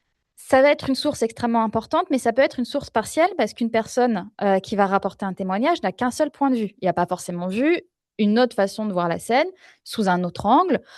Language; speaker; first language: French; native; French